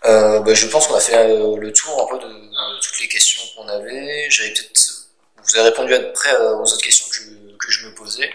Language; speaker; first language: French; native; French